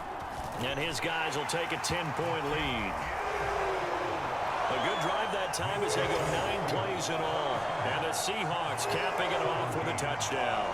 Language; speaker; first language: English; native; English